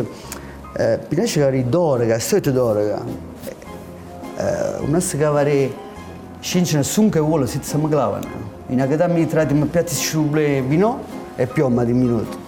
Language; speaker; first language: Russian; non-native, learner; Italian